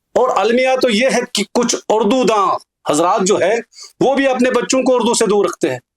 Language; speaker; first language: Urdu; non-native, local second language; Kashmiri